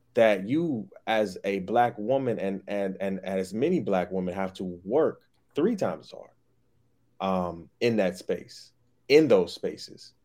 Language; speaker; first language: English; native; English